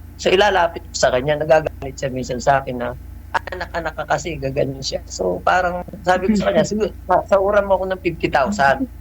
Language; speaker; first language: Filipino; native; Filipino